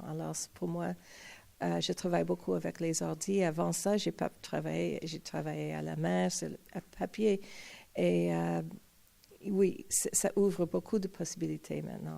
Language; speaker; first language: French; non-native, fluent; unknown